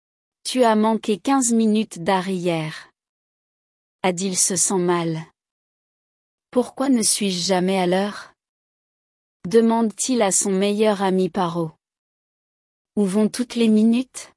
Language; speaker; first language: French; non-native, learner; Chinese